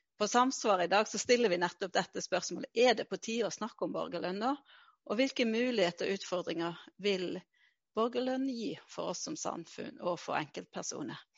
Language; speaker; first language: Norwegian; native; Norwegian